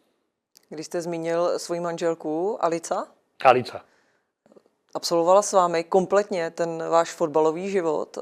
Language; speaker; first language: Czech; native; Czech